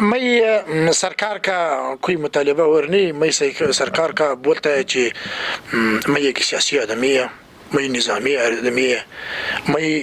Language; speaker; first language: Hindi; non-native, learner; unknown